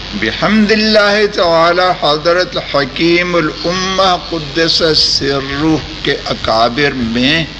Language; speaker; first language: Urdu; native; Urdu